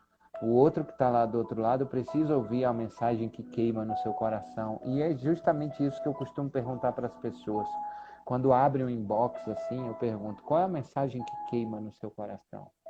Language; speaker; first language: Portuguese; native; Portuguese